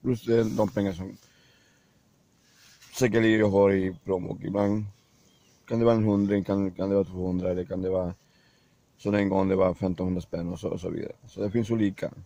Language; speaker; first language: Swedish; non-native, learner; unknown